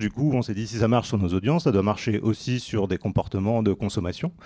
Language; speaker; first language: French; native; French